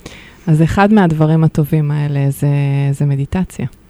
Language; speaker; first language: Hebrew; native; Hebrew